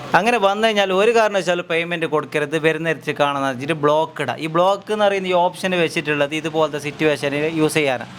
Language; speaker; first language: Malayalam; native; Malayalam